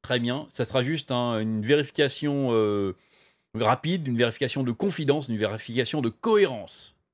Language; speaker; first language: French; native; French